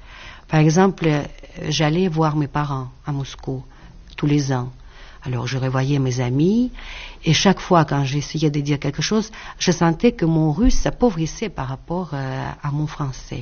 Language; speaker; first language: French; non-native, fluent; Russian